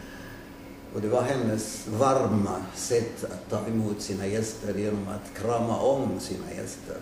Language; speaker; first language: Swedish; non-native, fluent; Arabic